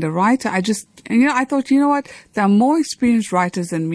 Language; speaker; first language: English; native; English